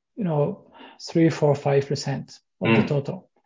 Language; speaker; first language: English; non-native, fluent; French